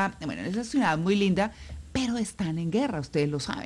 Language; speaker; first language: Spanish; native; Spanish